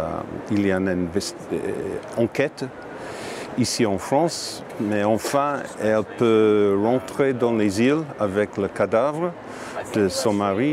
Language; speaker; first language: French; non-native, learner; English